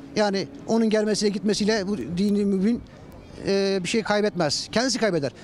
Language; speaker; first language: Turkish; native; Turkish